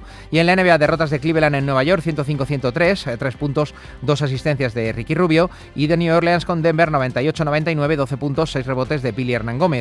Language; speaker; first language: Spanish; native; Spanish